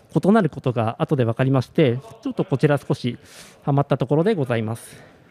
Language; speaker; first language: Japanese; native; Japanese